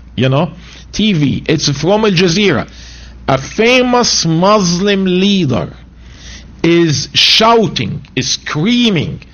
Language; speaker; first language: English; non-native, fluent; Arabic